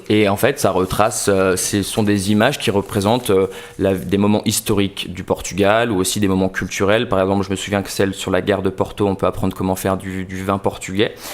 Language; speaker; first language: French; native; French